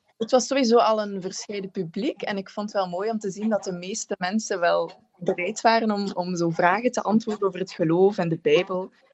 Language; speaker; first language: Dutch; native; Dutch